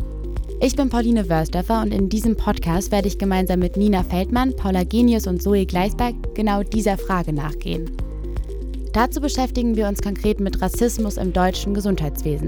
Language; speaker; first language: German; native; German